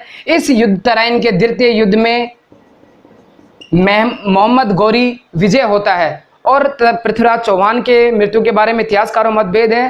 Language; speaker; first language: Hindi; native; Hindi